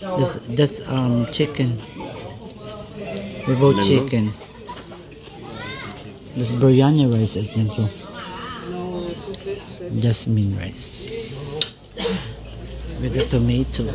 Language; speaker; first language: English; non-native, learner; Filipino